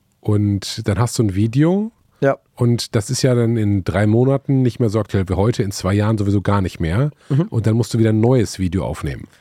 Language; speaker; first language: German; native; German